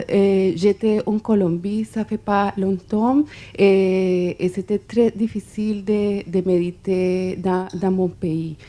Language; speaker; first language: French; non-native, fluent; Spanish